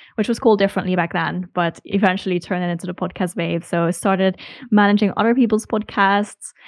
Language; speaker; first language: English; non-native, fluent; Dutch